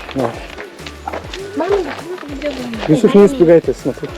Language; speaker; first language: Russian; non-native, learner; English